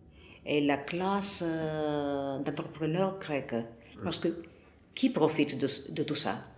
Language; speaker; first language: French; non-native, fluent; Greek